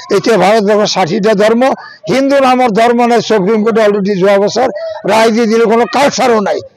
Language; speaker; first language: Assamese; non-native, local second language; Bangla